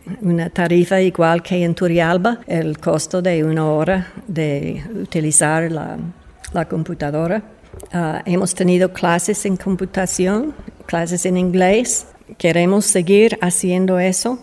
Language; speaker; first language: Spanish; non-native, fluent; English